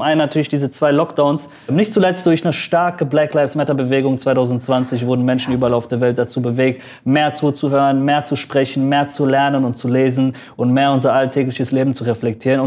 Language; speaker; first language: German; early bilingual, other home language; Persian